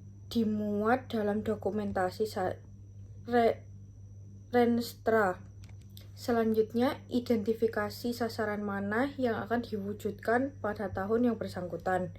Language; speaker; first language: Indonesian; native; Indonesian